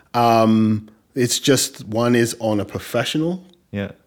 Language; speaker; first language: English; native; English